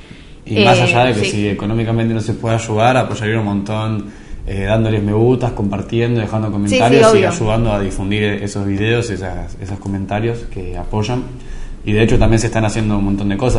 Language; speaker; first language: Spanish; native; Spanish